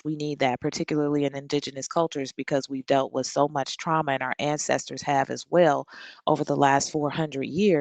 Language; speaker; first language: English; native; English